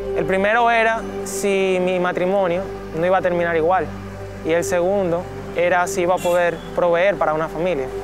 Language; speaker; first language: Spanish; native; Spanish